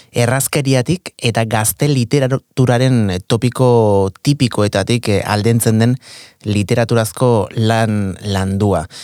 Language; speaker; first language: Basque; native; Basque